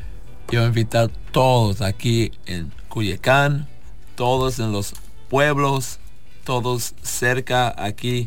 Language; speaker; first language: Spanish; non-native, learner; English